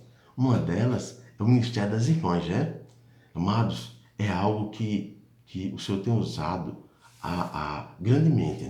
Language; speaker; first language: Portuguese; native; Portuguese